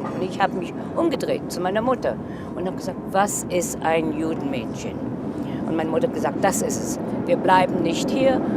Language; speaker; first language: German; early bilingual, heritage; German